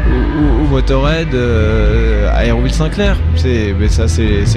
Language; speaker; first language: French; native; French